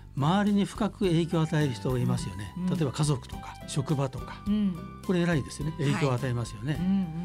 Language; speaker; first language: Japanese; native; Japanese